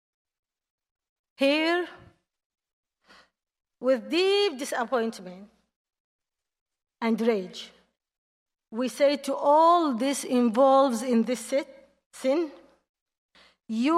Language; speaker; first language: English; non-native, fluent; Arabic